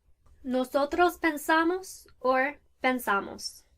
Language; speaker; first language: Spanish; non-native, fluent; English